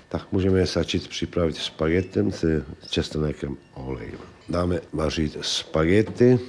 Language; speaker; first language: Czech; non-native, learner; Italian